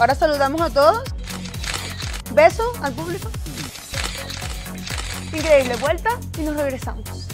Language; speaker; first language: Spanish; native; Spanish